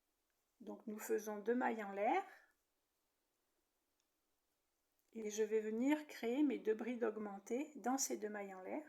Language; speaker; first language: French; native; French